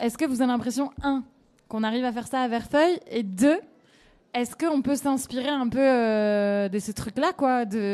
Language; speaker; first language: French; native; French